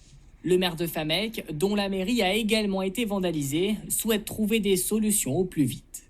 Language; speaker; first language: French; native; French